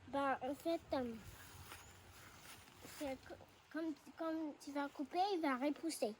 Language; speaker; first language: French; early bilingual, other home language; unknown